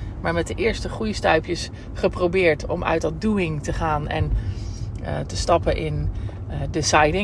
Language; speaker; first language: Dutch; native; Dutch